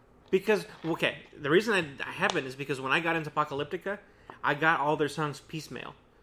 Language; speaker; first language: English; early bilingual, other home language; Spanish